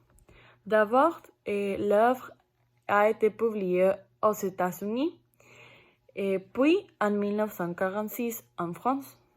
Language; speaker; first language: French; non-native, learner; Spanish